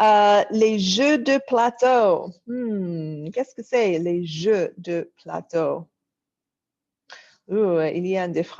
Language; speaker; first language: French; non-native, fluent; English